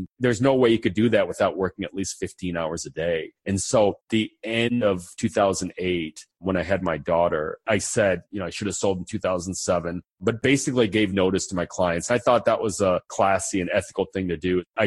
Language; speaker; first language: English; native; English